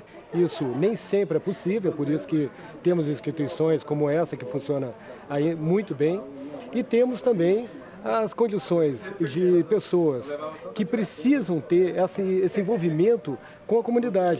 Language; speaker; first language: Portuguese; native; Portuguese